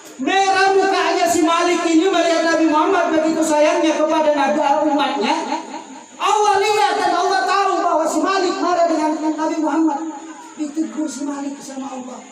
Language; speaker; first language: Indonesian; native; Indonesian